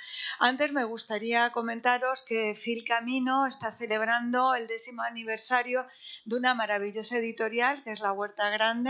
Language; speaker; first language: Spanish; native; Spanish